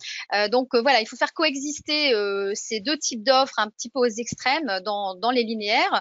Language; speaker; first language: French; native; French